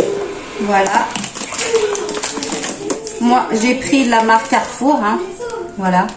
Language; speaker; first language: French; native; French